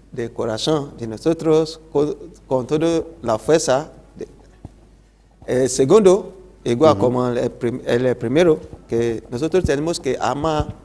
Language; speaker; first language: Spanish; non-native, learner; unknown